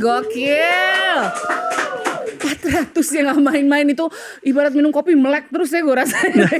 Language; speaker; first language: Indonesian; native; Indonesian